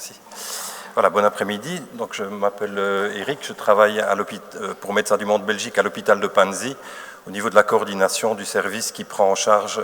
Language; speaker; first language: French; native; French